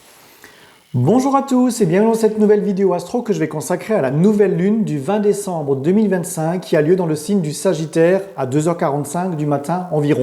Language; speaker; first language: French; native; French